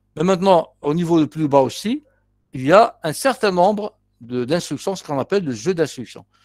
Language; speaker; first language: French; non-native, local second language; Arabic